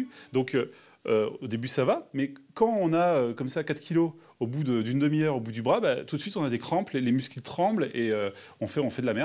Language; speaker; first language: French; native; French